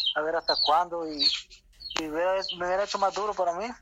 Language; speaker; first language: Spanish; native; Spanish